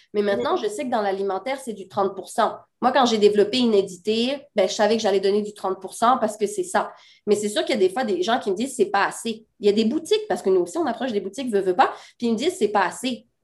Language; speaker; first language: French; native; French